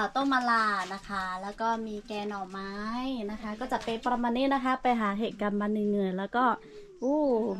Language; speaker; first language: Thai; non-native, local second language; Lahu